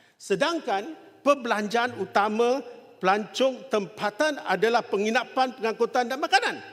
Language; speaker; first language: Malay; non-native, local second language; Chinese